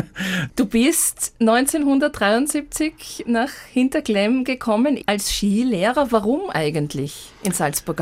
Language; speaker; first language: German; native; German